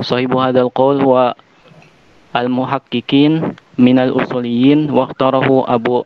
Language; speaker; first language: Arabic; non-native, learner; Indonesian